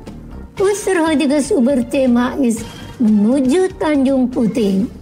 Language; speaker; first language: German; non-native, fluent; Indonesian